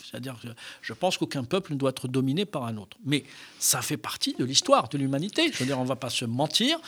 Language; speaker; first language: French; non-native, local second language; Arabic